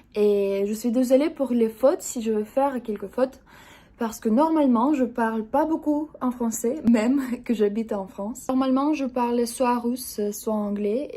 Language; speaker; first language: French; non-native, fluent; Russian